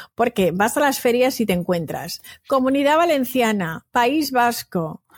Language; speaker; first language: Spanish; native; Spanish